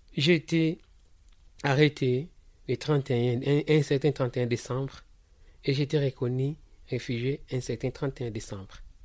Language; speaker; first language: French; non-native, local second language; Lingala